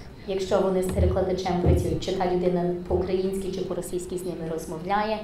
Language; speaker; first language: Ukrainian; early bilingual, heritage; English